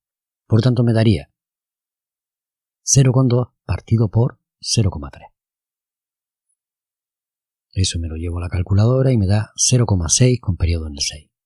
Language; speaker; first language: Spanish; native; Spanish